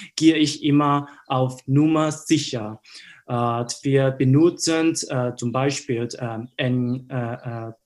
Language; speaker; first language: German; non-native, learner; Cantonese